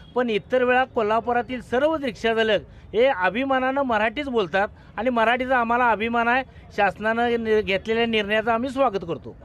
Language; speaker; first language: Marathi; native; Marathi